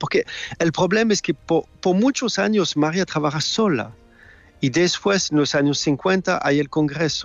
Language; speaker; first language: Spanish; non-native, learner; French